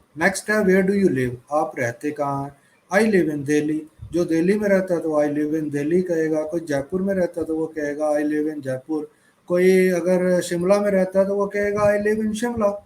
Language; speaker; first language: Hindi; native; Hindi